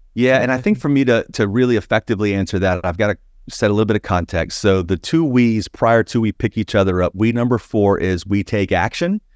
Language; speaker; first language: English; native; English